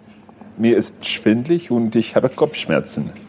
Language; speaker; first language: German; non-native, learner; English